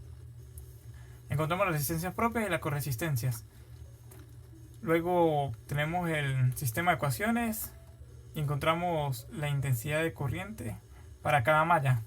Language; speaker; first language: Spanish; native; Spanish